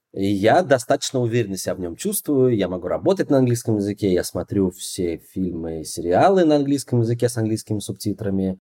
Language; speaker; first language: Russian; native; Russian